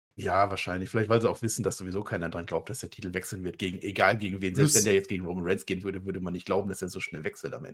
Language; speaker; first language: German; native; German